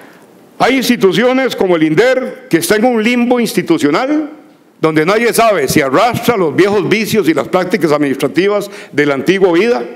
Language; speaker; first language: Spanish; native; Spanish